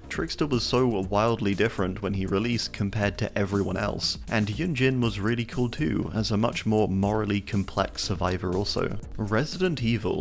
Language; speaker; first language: English; native; English